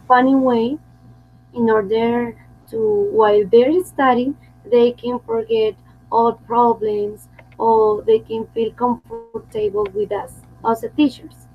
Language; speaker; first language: English; non-native, fluent; Spanish